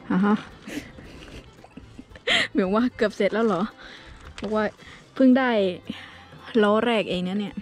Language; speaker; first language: Finnish; non-native, learner; Thai